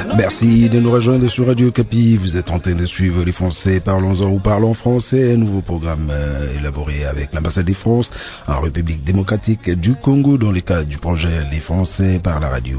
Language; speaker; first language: French; native; French